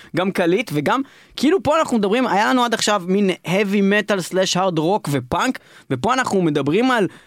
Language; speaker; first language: Hebrew; native; Hebrew